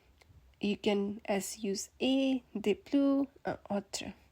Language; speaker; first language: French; non-native, learner; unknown